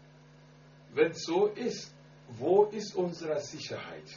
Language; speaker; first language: German; non-native, learner; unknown